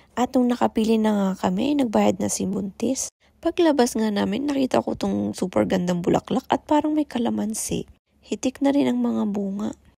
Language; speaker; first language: Filipino; non-native, local second language; Iloko